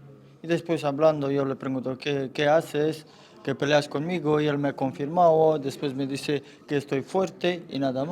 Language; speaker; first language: Spanish; non-native, learner; Romanian